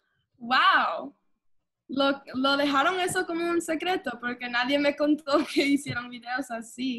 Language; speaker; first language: Spanish; early bilingual, heritage; English